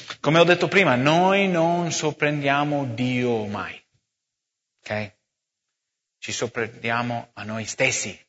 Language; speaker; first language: Italian; non-native, fluent; English